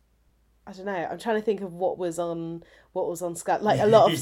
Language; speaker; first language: English; native; English